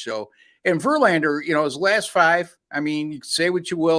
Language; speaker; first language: English; native; English